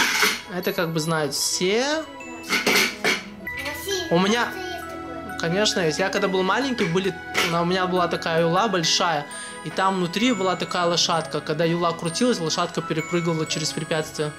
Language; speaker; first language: Russian; native; Russian